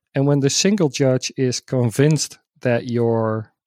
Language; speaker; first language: English; non-native, fluent; Dutch